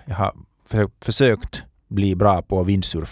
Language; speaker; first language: Swedish; native; Swedish